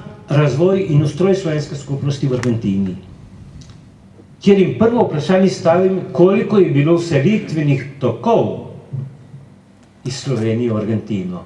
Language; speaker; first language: Slovenian; early bilingual, heritage; Slovenian